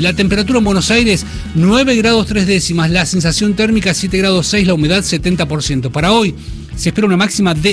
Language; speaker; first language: Spanish; native; Spanish